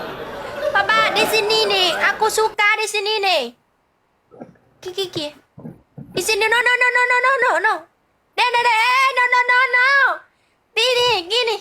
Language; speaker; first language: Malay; non-native, learner; Vietnamese